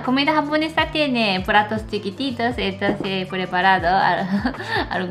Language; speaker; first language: Spanish; non-native, learner; Japanese